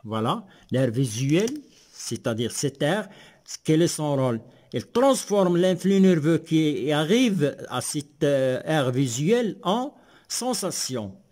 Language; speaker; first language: French; non-native, local second language; Arabic